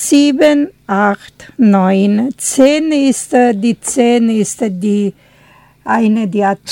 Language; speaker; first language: German; non-native, learner; Italian